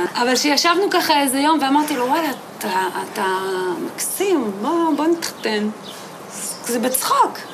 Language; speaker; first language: Hebrew; native; Hebrew